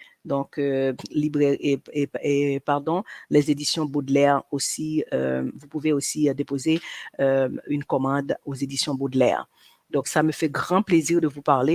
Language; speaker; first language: French; non-native, local second language; Haitian Creole